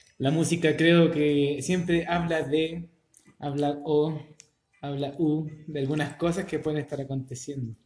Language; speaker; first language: Spanish; native; Spanish